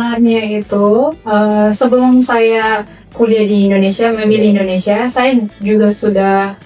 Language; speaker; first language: Indonesian; non-native, fluent; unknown